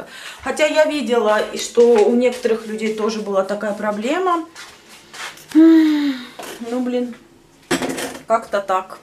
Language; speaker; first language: Russian; native; Russian